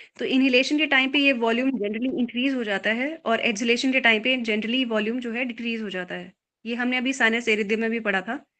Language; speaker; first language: Hindi; native; Hindi